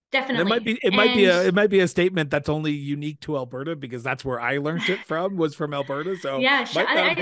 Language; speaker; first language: English; native; English